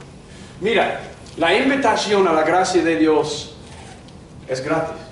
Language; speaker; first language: Spanish; non-native, fluent; English